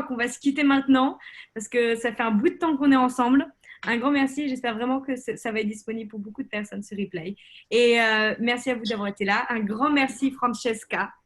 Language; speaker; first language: French; native; French